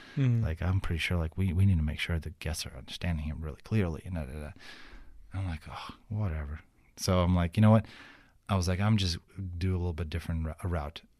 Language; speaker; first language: English; non-native, fluent; Ukrainian